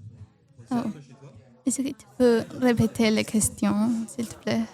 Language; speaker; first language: French; non-native, learner; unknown